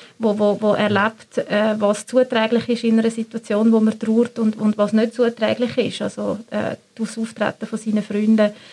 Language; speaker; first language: German; native; German